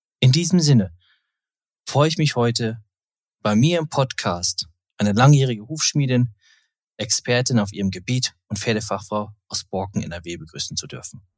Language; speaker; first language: German; native; German